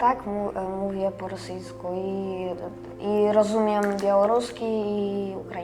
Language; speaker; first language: Polish; early bilingual, other home language; Russian